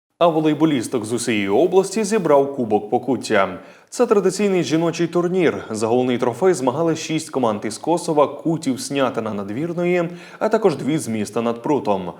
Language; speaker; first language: Ukrainian; native; Ukrainian